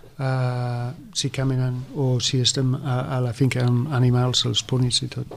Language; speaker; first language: Catalan; non-native, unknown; English